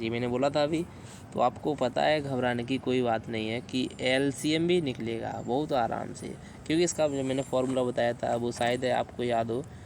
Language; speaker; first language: Hindi; native; Hindi